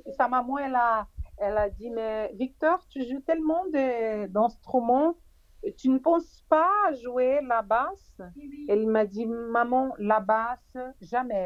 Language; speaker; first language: French; non-native, fluent; Portuguese